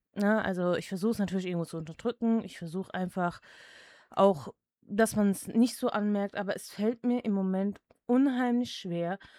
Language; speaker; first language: German; early bilingual, other home language; Czech